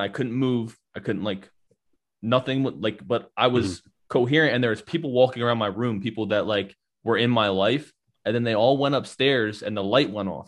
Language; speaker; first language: English; native; English